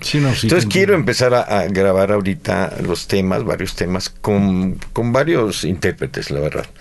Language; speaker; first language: Spanish; native; Spanish